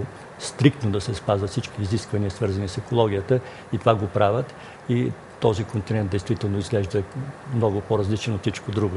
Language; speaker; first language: Bulgarian; native; Bulgarian